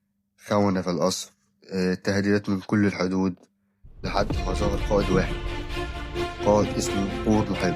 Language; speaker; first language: Arabic; native; Arabic